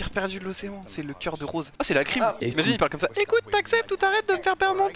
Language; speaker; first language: French; native; French